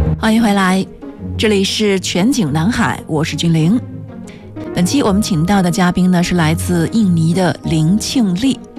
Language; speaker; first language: Chinese; native; Chinese